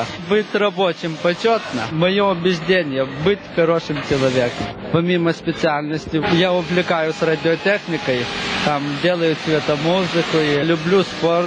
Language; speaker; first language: Russian; non-native, local second language; Lithuanian